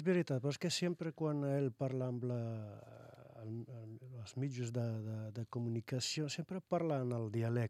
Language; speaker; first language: Catalan; non-native, fluent; Arabic